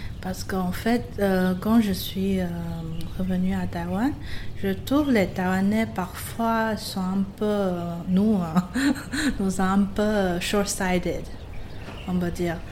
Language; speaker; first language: French; non-native, fluent; Chinese